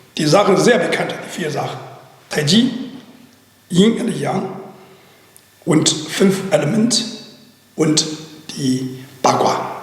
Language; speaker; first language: German; non-native, learner; Chinese